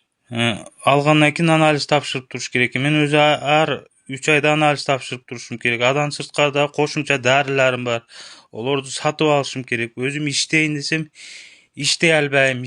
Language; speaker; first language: Kyrgyz; native; Kyrgyz